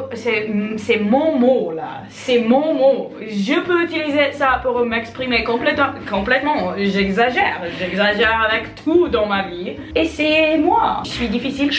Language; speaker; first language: French; non-native, fluent; English